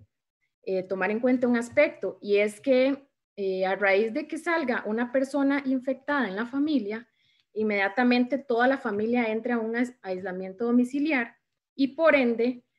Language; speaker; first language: Spanish; native; Spanish